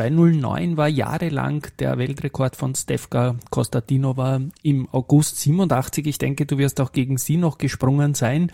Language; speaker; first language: German; native; German